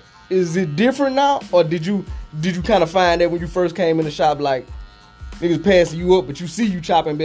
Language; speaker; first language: English; native; English